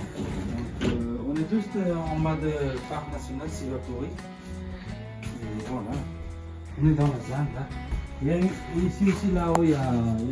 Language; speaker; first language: French; non-native, fluent; Nepali